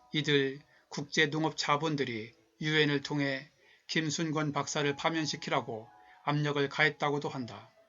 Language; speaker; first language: Korean; native; Korean